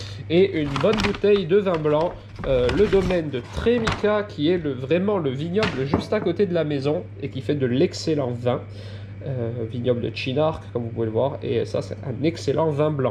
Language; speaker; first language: French; native; French